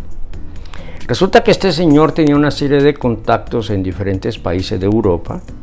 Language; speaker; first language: Spanish; native; Spanish